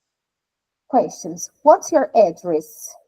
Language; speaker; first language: English; non-native, fluent; Portuguese